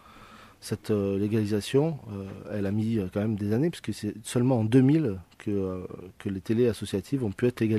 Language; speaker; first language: French; native; French